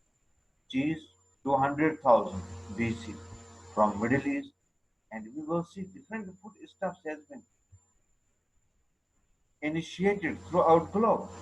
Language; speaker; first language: English; non-native, local second language; Urdu